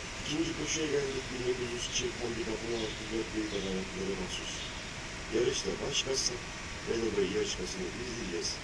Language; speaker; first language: Turkish; native; Turkish